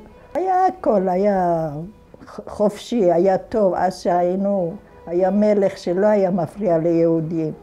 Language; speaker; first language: Hebrew; non-native, fluent; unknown